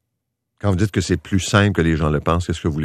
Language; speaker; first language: French; native; French